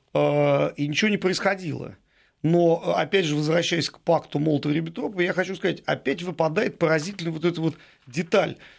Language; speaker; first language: Russian; native; Russian